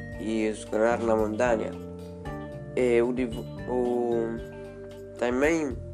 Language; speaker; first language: Portuguese; non-native, learner; Spanish